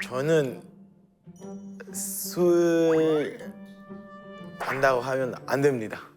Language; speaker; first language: Korean; non-native, fluent; French